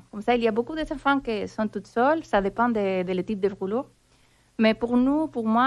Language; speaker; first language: French; non-native, fluent; Spanish